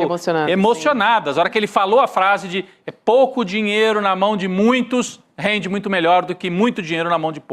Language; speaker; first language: Portuguese; native; Portuguese